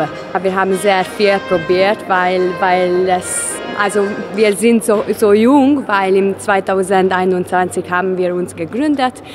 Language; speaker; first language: German; non-native, local second language; Hungarian